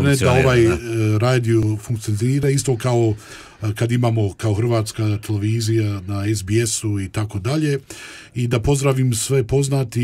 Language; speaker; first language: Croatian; early bilingual, heritage; Croatian